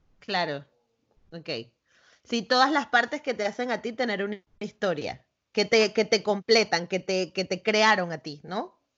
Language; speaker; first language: Spanish; native; Spanish